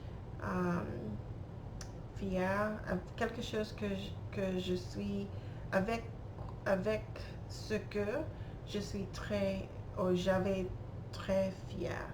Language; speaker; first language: French; non-native, learner; English